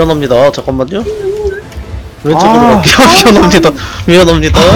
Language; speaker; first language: Korean; native; Korean